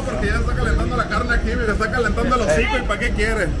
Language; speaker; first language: Spanish; native; Spanish